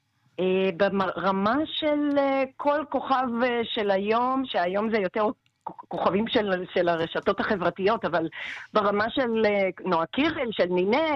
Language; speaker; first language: Hebrew; non-native, fluent; English